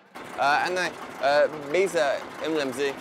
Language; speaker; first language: Vietnamese; non-native, learner; English